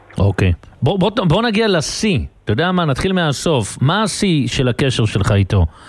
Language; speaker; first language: Hebrew; native; Hebrew